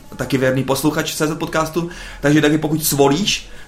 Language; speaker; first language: Czech; native; Czech